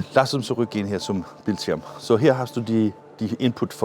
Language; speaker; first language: German; non-native, fluent; Danish